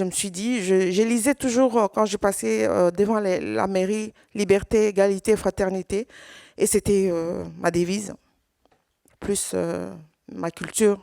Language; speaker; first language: French; non-native, local second language; Swahili